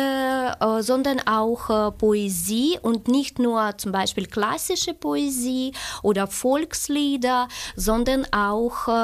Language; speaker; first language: German; non-native, fluent; Ukrainian